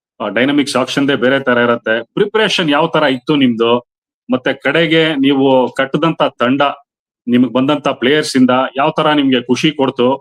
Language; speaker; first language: Kannada; native; Kannada